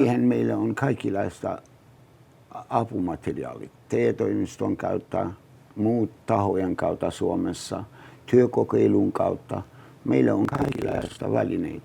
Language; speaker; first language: Finnish; non-native, learner; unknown